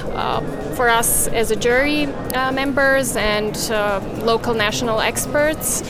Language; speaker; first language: English; non-native, fluent; Serbian